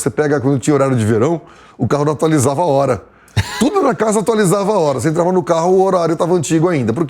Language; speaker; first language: Portuguese; native; Portuguese